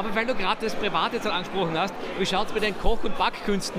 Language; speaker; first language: German; native; German